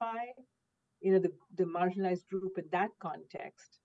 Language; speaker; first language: English; non-native, local second language; Hindi